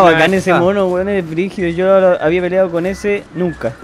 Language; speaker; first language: Spanish; native; Spanish